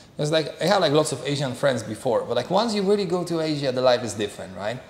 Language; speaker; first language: English; non-native, fluent; Polish